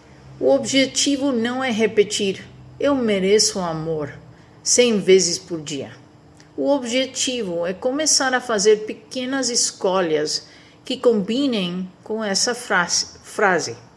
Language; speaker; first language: Portuguese; non-native, fluent; Spanish